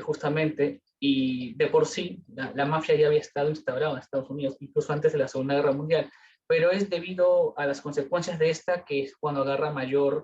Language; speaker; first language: Spanish; native; Spanish